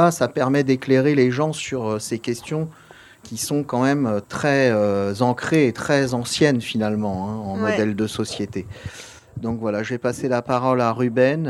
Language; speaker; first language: French; native; French